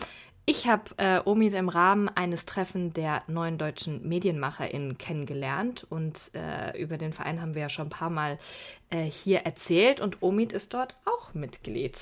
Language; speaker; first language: German; early bilingual, other home language; Persian